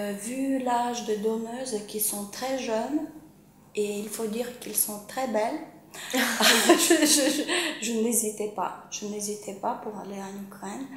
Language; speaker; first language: French; non-native, fluent; Ukrainian